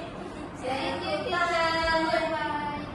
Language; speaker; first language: English; non-native, learner; Malay